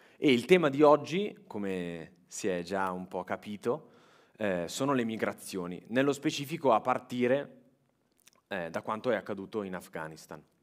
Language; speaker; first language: Italian; native; Italian